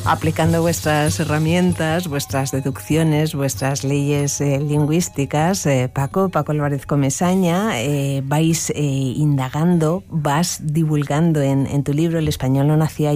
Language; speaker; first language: Spanish; native; Spanish